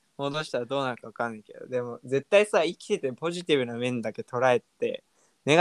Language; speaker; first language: Japanese; native; Japanese